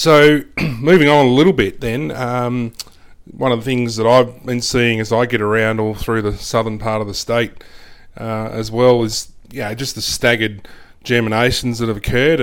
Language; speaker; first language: English; native; English